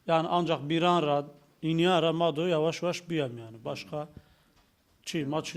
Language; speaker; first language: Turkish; non-native, local second language; Zaza